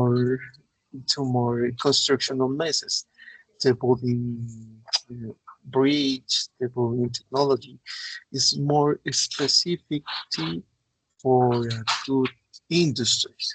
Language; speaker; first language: English; non-native, learner; Spanish